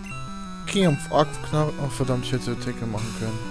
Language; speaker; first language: German; native; German